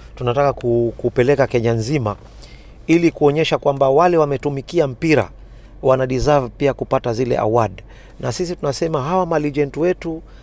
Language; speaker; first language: Swahili; native; Swahili